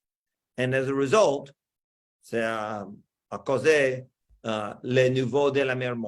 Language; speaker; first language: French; non-native, learner; English